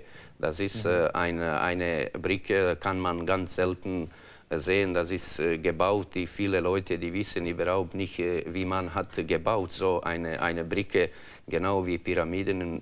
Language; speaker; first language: German; non-native, learner; Croatian